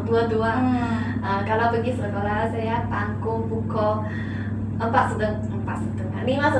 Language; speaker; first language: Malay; non-native, local second language; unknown